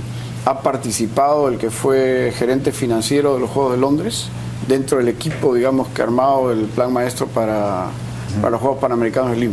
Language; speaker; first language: Spanish; native; Spanish